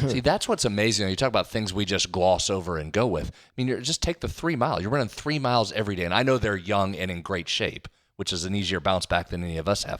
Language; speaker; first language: English; native; English